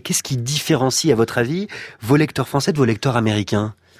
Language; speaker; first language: French; native; French